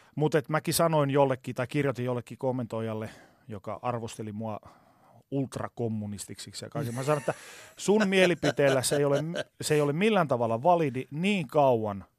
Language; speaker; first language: Finnish; native; Finnish